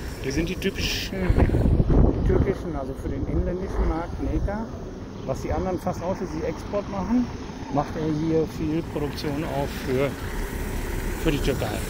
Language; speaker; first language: German; native; German